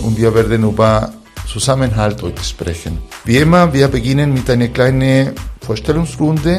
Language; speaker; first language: German; non-native, fluent; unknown